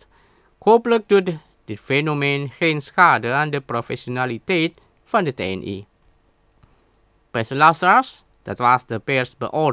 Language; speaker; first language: Dutch; non-native, learner; Indonesian